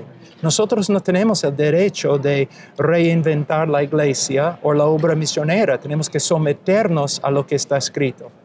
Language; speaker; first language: Spanish; non-native, fluent; English